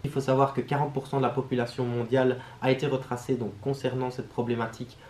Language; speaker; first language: French; native; French